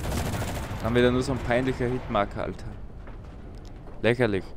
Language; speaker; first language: German; native; German